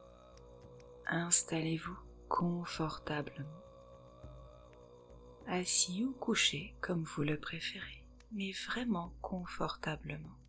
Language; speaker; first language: French; native; French